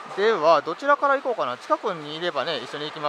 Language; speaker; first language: Japanese; native; Japanese